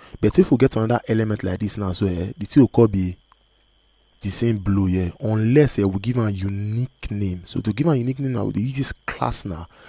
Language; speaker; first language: Nigerian Pidgin; native; Nigerian Pidgin